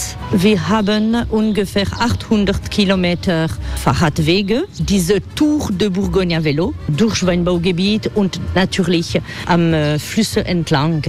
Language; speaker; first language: German; non-native, learner; French